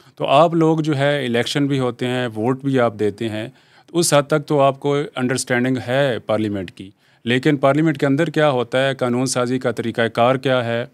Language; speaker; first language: Urdu; native; Urdu